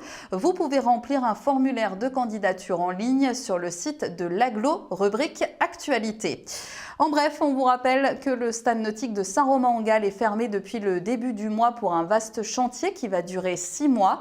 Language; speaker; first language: French; native; French